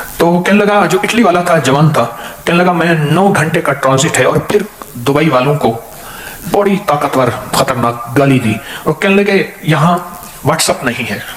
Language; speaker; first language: Urdu; non-native, local second language; Punjabi